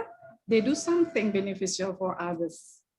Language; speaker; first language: English; non-native, learner; Indonesian